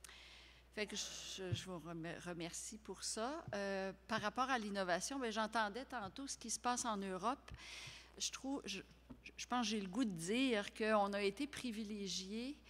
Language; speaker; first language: French; native; French